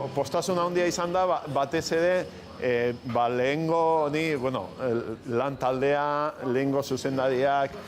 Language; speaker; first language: Basque; non-native, local second language; Spanish